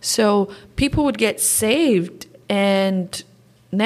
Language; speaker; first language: English; early bilingual, other home language; Portuguese